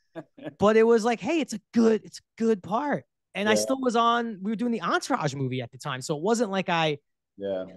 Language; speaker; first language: English; native; English